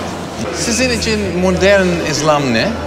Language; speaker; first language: Turkish; non-native, learner; Dutch